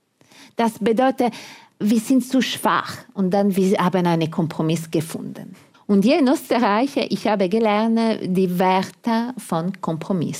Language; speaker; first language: German; non-native, fluent; Italian